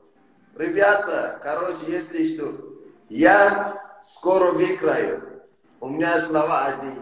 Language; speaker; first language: Russian; non-native, learner; Persian